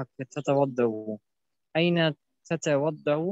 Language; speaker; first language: Arabic; non-native, learner; German